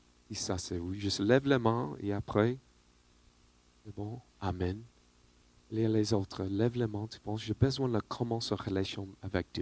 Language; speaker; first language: French; non-native, learner; English